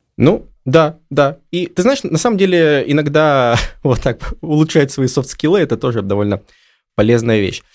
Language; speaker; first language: Russian; native; Russian